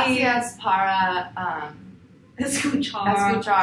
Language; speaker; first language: Spanish; non-native, learner; English